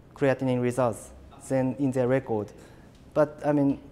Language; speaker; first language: English; non-native, fluent; Japanese